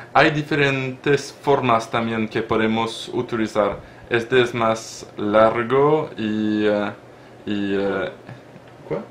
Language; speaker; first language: Spanish; non-native, learner; French